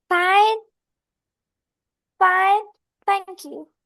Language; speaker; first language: English; non-native, learner; Vietnamese